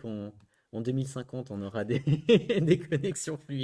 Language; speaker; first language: French; native; French